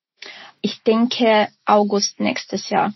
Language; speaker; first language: German; non-native, fluent; Ukrainian